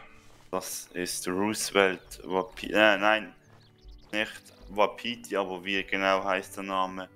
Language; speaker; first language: German; native; German